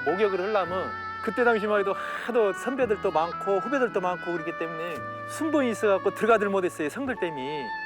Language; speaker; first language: Korean; native; Korean